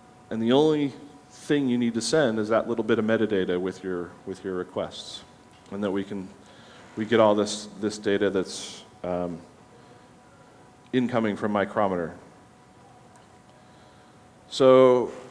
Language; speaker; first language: English; native; English